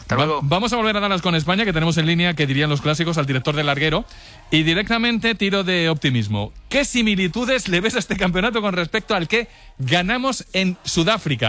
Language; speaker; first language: Spanish; native; Spanish